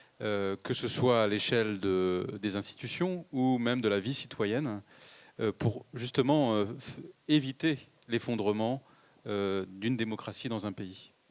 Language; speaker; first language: French; native; French